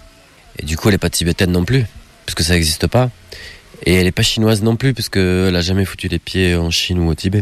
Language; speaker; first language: French; native; French